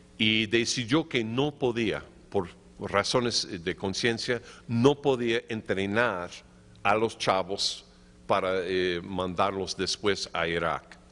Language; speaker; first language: Spanish; non-native, fluent; English